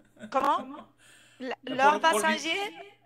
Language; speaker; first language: French; non-native, fluent; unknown